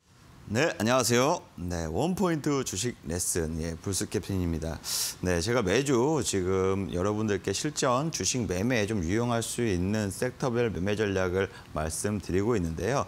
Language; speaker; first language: Korean; native; Korean